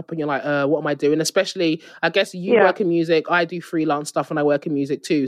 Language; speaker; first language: English; native; English